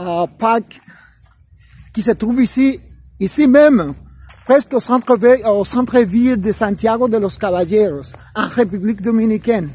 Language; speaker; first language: French; non-native, fluent; Spanish